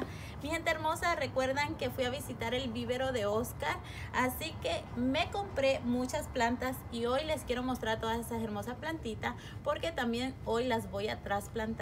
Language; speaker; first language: Spanish; native; Spanish